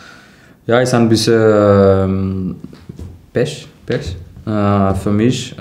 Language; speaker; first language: German; non-native, learner; French